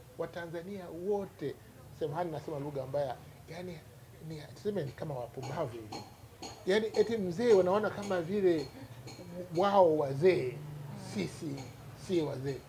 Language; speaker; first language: Swahili; native; Swahili